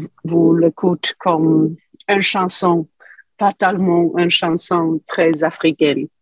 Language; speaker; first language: French; non-native, fluent; English